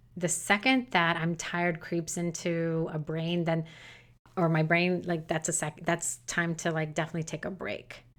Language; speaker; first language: English; native; English